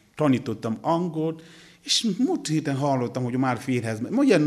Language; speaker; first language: Hungarian; non-native, fluent; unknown